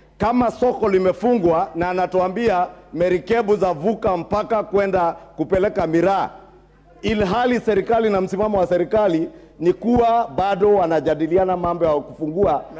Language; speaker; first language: Swahili; non-native, local second language; Kikuyu